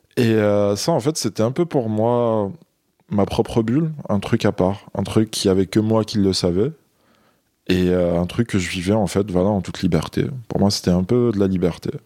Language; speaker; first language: French; non-native, local second language; Kabyle